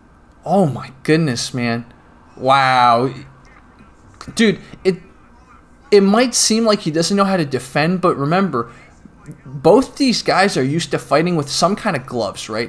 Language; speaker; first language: English; native; English